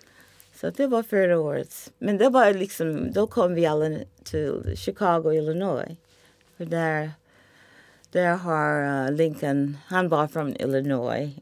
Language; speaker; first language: Swedish; non-native, fluent; English